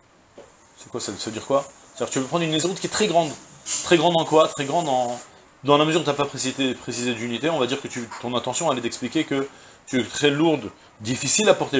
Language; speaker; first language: French; native; French